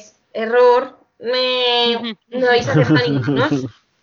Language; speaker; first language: Spanish; native; Spanish